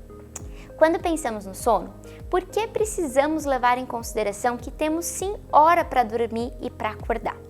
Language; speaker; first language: Portuguese; native; Portuguese